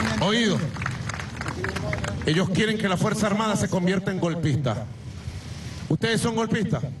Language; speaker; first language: Spanish; native; Spanish